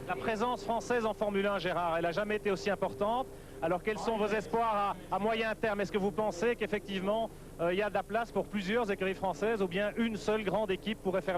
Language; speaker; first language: French; native; French